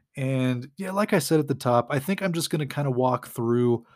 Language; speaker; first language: English; native; English